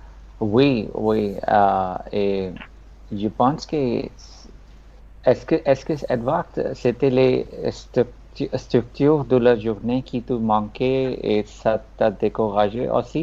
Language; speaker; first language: French; non-native, learner; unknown